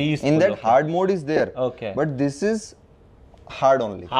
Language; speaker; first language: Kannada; non-native, local second language; Hindi